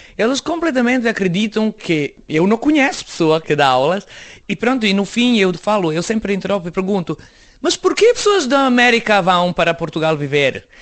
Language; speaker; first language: Portuguese; non-native, fluent; Serbian